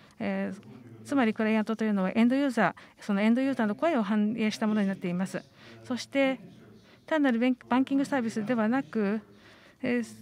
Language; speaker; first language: Japanese; non-native, fluent; Estonian